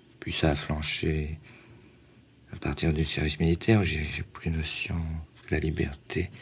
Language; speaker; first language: French; native; French